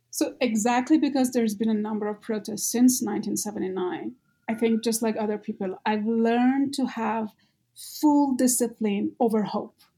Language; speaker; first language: English; non-native, fluent; Persian